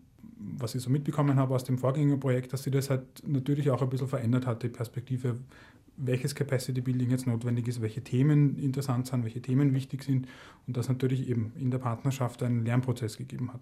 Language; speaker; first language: German; native; German